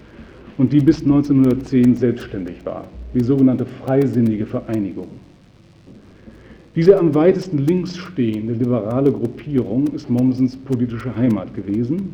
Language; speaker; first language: German; native; German